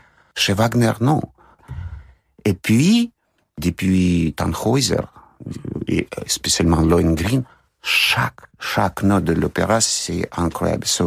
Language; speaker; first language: French; non-native, fluent; Russian